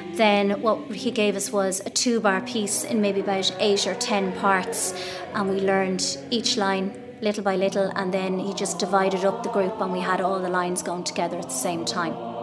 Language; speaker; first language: English; native; English